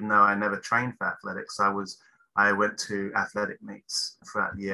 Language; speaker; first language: English; native; English